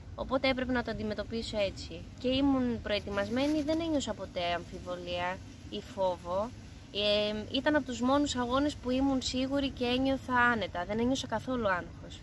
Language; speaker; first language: Greek; native; Greek